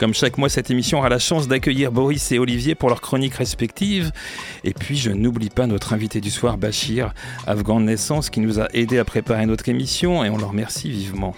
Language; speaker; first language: French; native; French